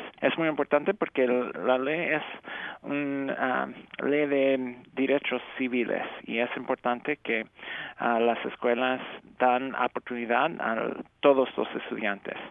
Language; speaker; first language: Spanish; non-native, fluent; English